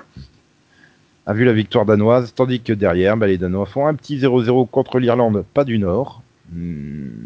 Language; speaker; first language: French; native; French